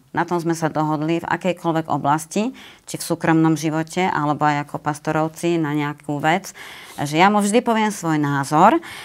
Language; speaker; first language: Slovak; native; Slovak